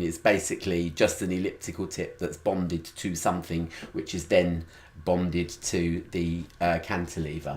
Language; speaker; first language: English; native; English